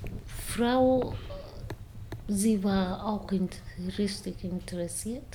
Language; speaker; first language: German; non-native, learner; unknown